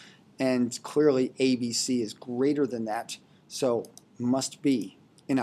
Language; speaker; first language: English; native; English